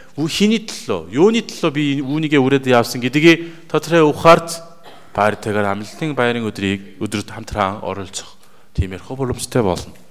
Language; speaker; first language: Mongolian; native; Mongolian